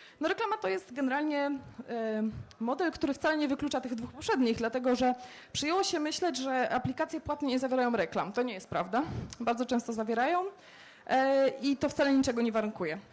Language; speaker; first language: Polish; native; Polish